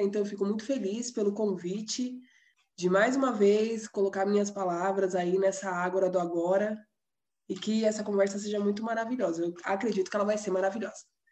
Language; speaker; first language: Portuguese; native; Portuguese